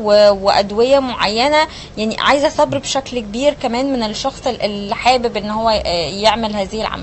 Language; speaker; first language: Arabic; native; Arabic